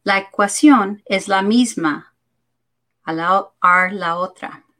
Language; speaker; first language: Spanish; early bilingual, heritage; Spanish